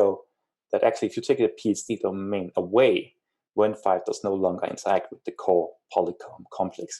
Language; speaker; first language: English; non-native, fluent; Danish